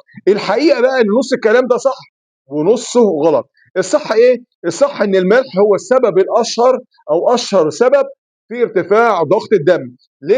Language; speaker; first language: Arabic; native; Arabic